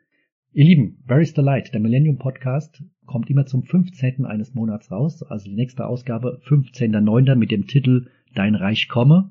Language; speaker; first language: German; native; German